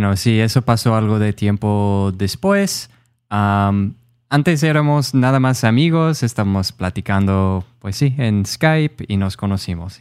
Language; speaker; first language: Spanish; non-native, fluent; English